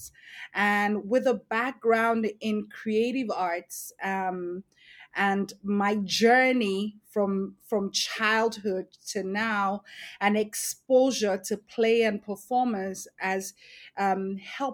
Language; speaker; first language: English; non-native, local second language; Esan